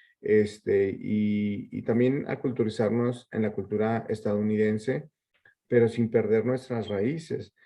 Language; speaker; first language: Spanish; early bilingual, heritage; Spanish